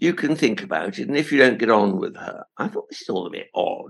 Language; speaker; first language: English; native; English